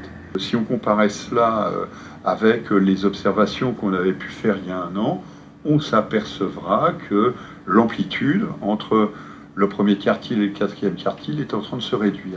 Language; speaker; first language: French; native; French